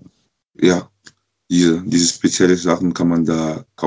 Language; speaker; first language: German; non-native, learner; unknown